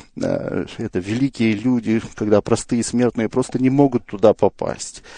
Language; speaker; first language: Russian; native; Russian